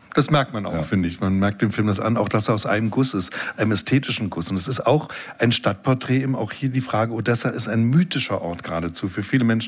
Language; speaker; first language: German; native; German